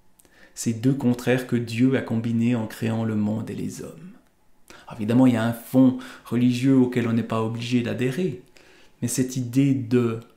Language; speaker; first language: French; native; French